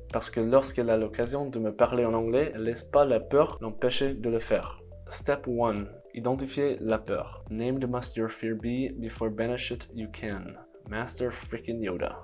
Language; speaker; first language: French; non-native, fluent; English